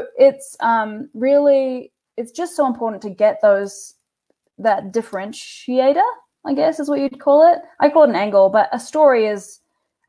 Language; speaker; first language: English; native; English